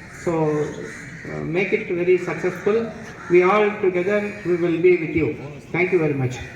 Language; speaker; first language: Tamil; native; Tamil